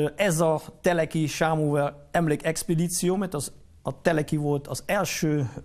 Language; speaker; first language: Hungarian; non-native, fluent; Dutch